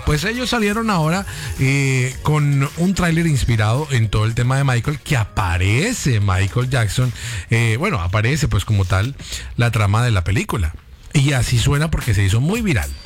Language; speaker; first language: Spanish; native; Spanish